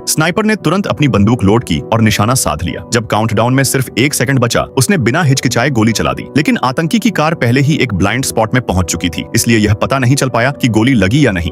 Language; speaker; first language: Hindi; native; Hindi